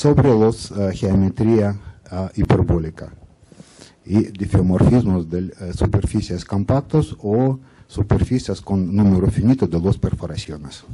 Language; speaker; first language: Spanish; non-native, learner; English